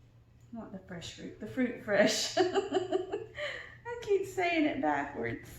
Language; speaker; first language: English; native; English